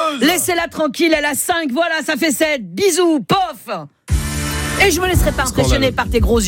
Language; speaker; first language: French; native; French